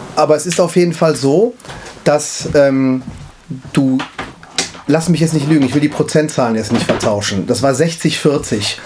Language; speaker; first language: German; native; German